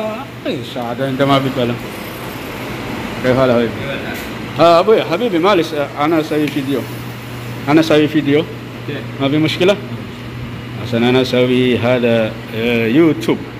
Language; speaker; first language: Arabic; non-native, learner; Indonesian